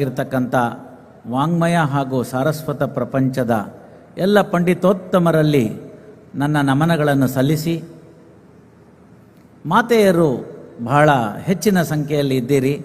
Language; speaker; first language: Kannada; native; Kannada